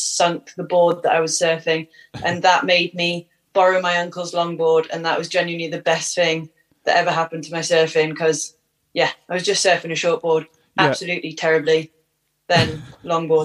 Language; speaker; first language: English; native; English